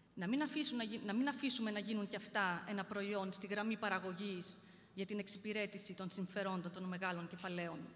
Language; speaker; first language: Greek; early bilingual, heritage; Greek